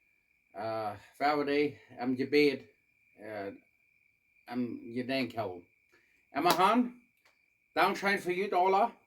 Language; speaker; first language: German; non-native, learner; Plautdietsch